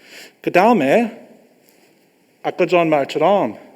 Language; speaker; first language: Korean; non-native, learner; English